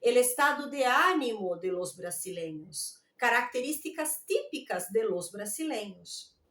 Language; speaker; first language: Spanish; non-native, fluent; Portuguese